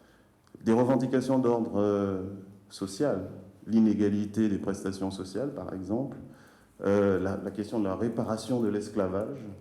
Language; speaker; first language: French; native; French